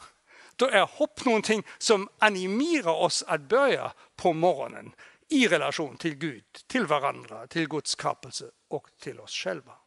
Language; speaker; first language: Swedish; non-native, fluent; German